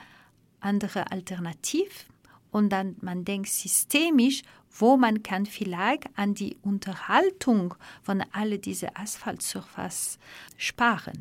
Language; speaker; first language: German; non-native, fluent; French